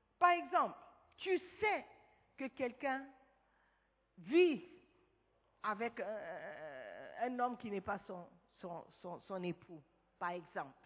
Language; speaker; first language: French; non-native, fluent; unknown